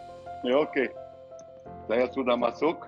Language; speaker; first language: Indonesian; non-native, learner; Hebrew